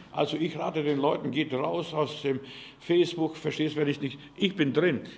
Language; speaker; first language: German; non-native, fluent; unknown